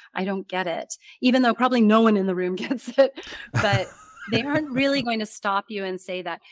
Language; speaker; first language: English; native; English